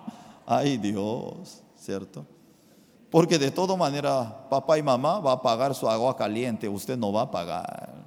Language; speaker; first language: Spanish; non-native, fluent; Korean